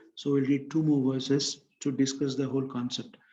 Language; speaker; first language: English; non-native, local second language; Telugu